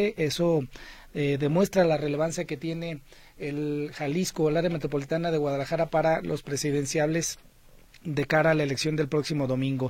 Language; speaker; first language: Spanish; native; Spanish